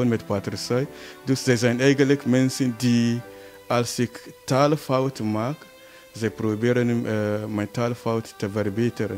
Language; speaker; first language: Dutch; non-native, learner; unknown